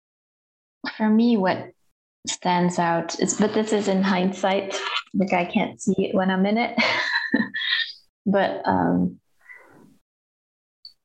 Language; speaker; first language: English; non-native, fluent; Dutch